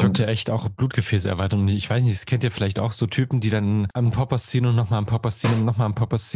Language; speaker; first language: German; native; German